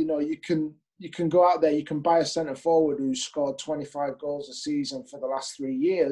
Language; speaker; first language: English; native; English